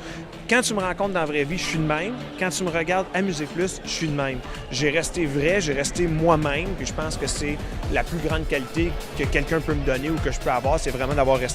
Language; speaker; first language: French; native; French